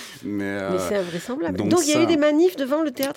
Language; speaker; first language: French; native; French